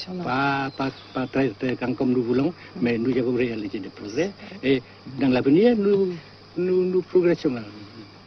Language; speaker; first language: French; non-native, local second language; Vietnamese